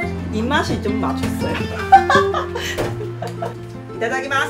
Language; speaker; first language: Korean; non-native, learner; Chinese